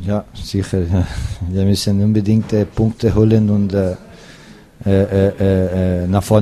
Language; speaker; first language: German; non-native, learner; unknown